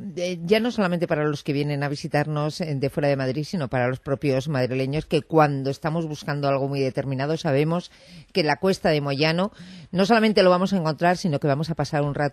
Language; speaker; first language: Spanish; native; Spanish